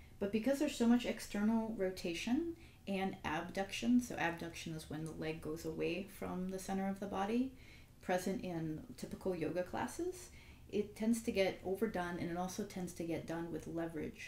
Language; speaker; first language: English; native; English